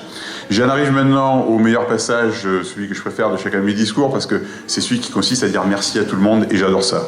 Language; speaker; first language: French; native; French